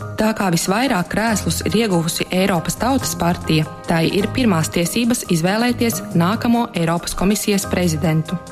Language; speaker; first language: Latvian; native; Latvian